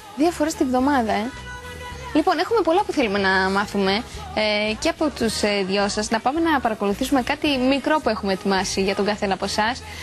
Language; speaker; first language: Greek; native; Greek